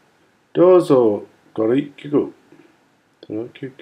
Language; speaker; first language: Japanese; non-native, learner; English